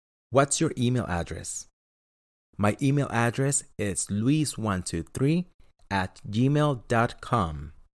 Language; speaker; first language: English; non-native, fluent; Spanish